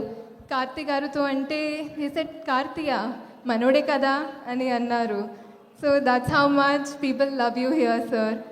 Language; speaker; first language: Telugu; non-native, fluent; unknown